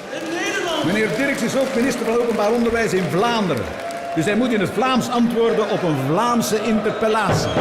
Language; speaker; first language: Dutch; native; Dutch